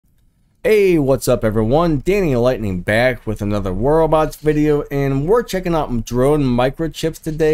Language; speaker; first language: English; native; English